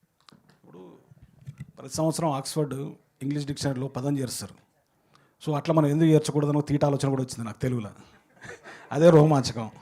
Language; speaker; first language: Telugu; native; Telugu